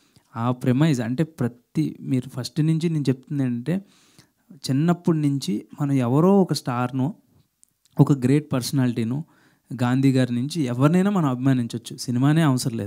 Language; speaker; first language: Telugu; native; Telugu